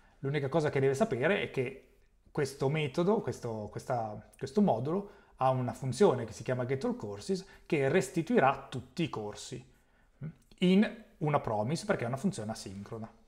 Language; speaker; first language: Italian; native; Italian